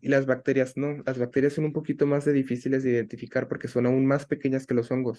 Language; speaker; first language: Spanish; native; Spanish